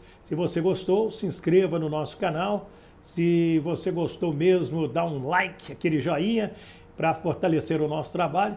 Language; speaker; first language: Portuguese; native; Portuguese